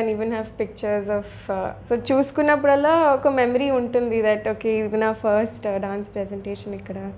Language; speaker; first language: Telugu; early bilingual, heritage; Telugu